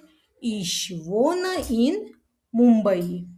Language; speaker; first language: German; non-native, learner; Marathi